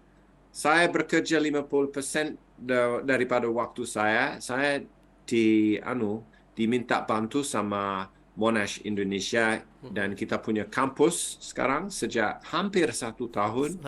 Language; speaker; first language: Indonesian; non-native, fluent; English